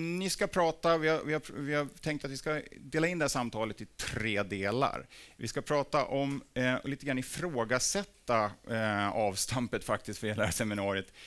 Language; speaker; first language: Swedish; native; Swedish